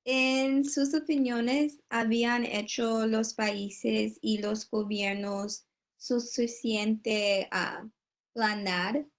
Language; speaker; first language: Spanish; non-native, learner; English